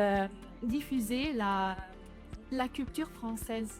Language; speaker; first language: French; non-native, local second language; Italian